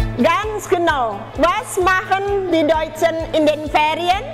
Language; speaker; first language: German; non-native, fluent; Indonesian